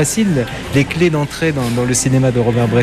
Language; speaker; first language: French; native; French